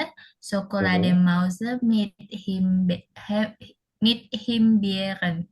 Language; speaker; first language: German; non-native, learner; Indonesian